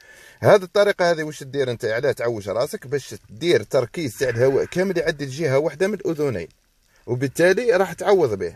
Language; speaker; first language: Arabic; native; Arabic